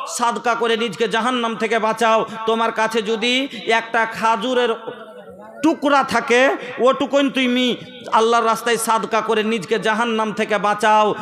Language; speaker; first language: Bangla; non-native, local second language; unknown